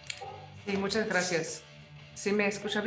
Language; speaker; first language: Spanish; non-native, fluent; English